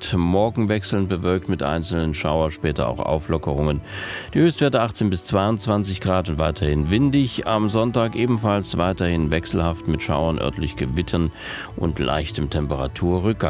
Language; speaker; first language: German; native; German